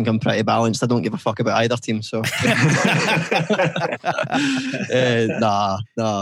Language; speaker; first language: English; native; English